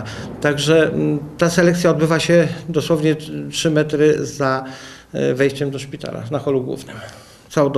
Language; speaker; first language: Polish; native; Polish